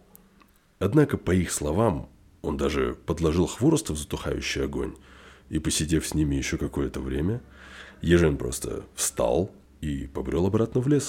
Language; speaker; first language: Russian; native; Russian